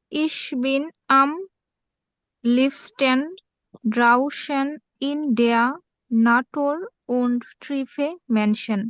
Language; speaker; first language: German; non-native, learner; Bangla